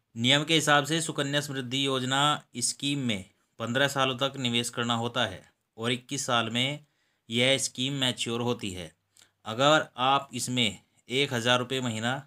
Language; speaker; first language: Hindi; native; Hindi